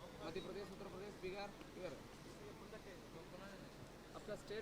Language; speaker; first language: Hindi; non-native, local second language; Tamil